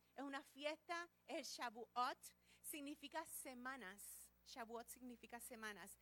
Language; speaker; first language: Spanish; early bilingual, heritage; Spanish